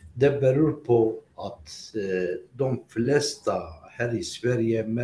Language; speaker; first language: Swedish; non-native, fluent; Greek